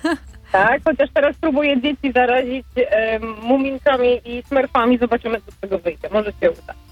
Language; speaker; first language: Polish; native; Polish